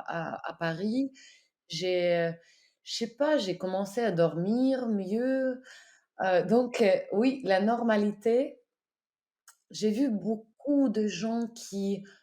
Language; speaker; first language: French; non-native, fluent; Ukrainian